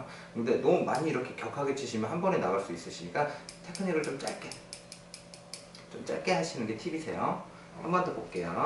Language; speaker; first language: Korean; native; Korean